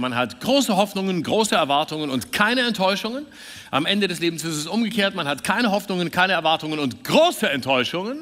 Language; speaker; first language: German; native; German